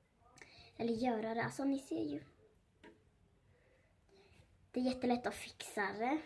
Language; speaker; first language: Swedish; early bilingual, other home language; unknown